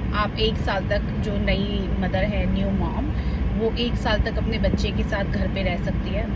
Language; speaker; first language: Hindi; native; Hindi